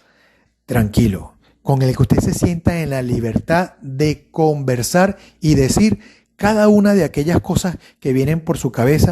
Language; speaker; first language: Spanish; native; Spanish